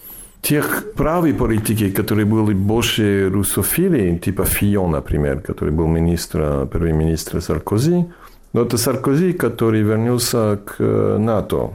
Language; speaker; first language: Russian; non-native, fluent; English